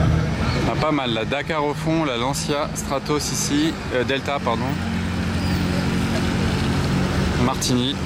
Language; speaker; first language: French; native; French